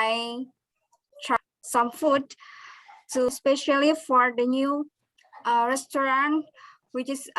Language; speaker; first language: English; non-native, learner; Indonesian